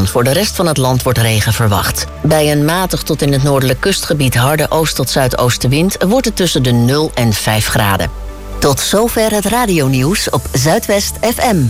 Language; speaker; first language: Dutch; native; Dutch